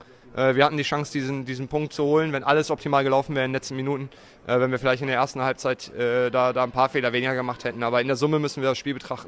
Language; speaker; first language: German; native; German